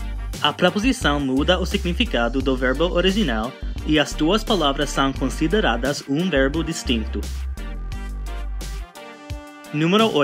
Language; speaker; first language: Portuguese; non-native, fluent; English